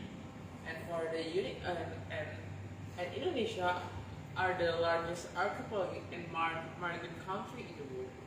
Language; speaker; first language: English; non-native, learner; Indonesian